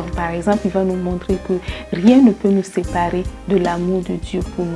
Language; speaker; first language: French; native; French